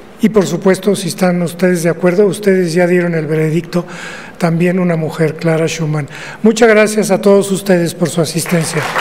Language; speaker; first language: Spanish; native; Spanish